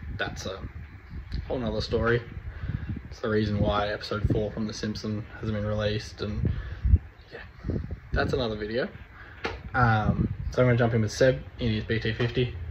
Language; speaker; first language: English; native; English